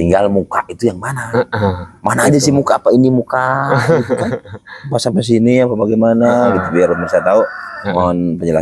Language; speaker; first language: Indonesian; native; Indonesian